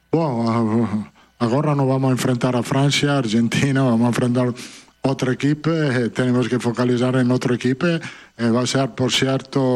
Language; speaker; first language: Portuguese; non-native, fluent; Italian